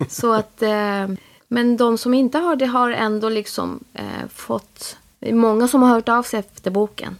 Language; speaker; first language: Swedish; early bilingual, other home language; Spanish